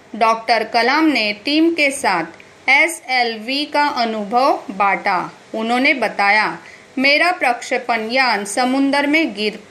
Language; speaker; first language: Hindi; non-native, local second language; Marathi